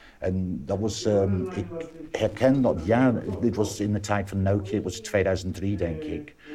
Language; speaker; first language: Dutch; non-native, fluent; English